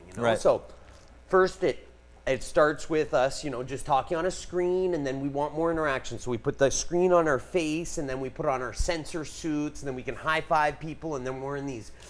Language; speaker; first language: English; native; English